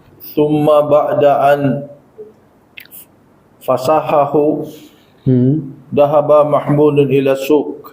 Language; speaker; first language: Arabic; non-native, learner; Filipino